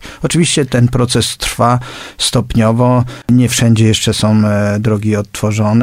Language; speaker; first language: Polish; native; Polish